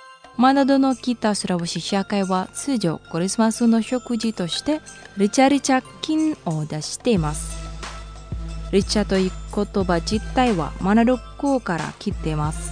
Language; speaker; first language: Japanese; non-native, fluent; Indonesian